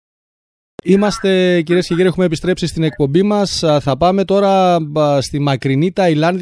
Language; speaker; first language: Greek; native; Greek